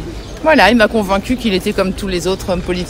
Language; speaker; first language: French; native; French